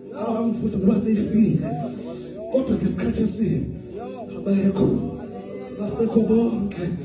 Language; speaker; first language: Zulu; non-native, local second language; Xhosa